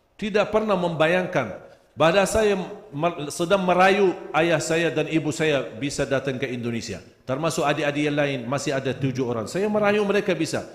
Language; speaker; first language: Malay; non-native, fluent; Arabic